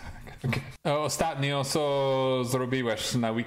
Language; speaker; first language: Polish; non-native, learner; English